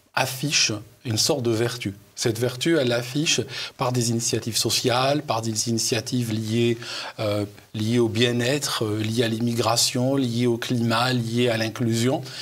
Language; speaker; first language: French; non-native, local second language; Arabic